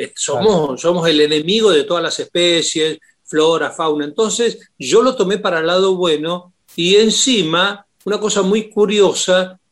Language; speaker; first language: Spanish; native; Spanish